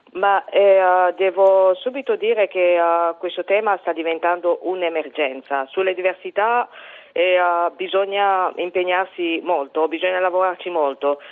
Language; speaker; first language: Italian; non-native, fluent; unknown